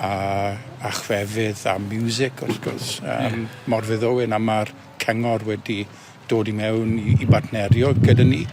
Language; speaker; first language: Welsh; native; Welsh